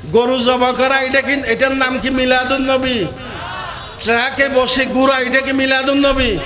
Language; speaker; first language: Bangla; native; Bangla